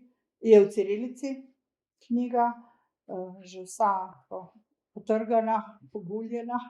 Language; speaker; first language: Slovenian; early bilingual, other home language; Croatian